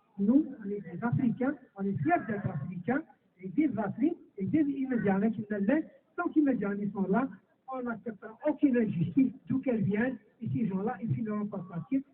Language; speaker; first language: French; non-native, local second language; Kabyle